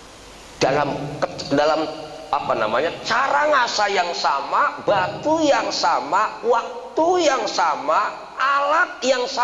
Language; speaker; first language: Indonesian; native; Indonesian